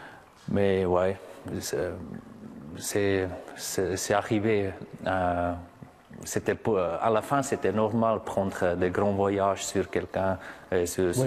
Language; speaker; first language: French; non-native, local second language; German